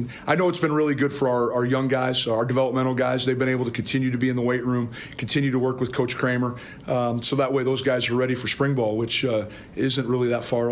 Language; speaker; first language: English; native; English